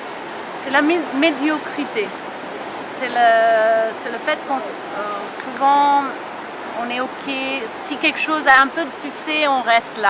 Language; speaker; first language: French; early bilingual, heritage; French